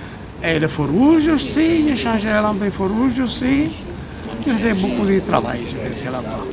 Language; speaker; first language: French; non-native, learner; Italian